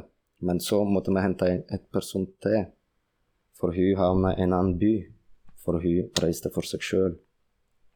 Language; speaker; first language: Norwegian; non-native, fluent; Russian